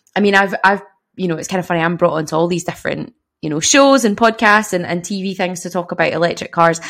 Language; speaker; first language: English; native; English